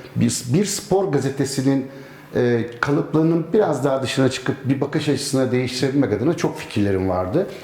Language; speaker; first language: Turkish; native; Turkish